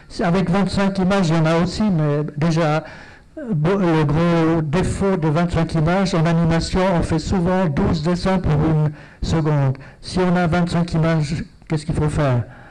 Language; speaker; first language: French; native; French